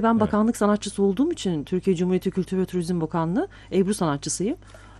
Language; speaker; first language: Turkish; native; Turkish